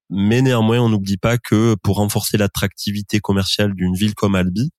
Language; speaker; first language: French; native; French